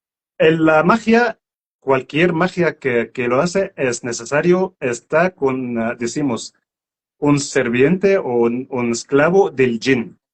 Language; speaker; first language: Spanish; non-native, learner; Arabic